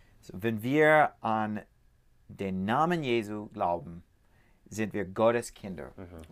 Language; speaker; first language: German; non-native, learner; English